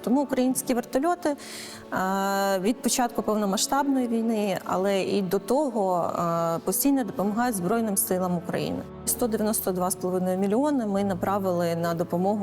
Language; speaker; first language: Ukrainian; native; Ukrainian